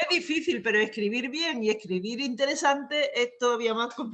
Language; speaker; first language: Spanish; native; Spanish